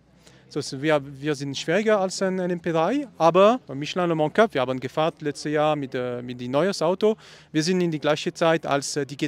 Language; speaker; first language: German; non-native, learner; Italian